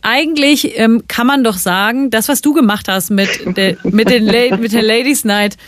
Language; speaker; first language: German; native; German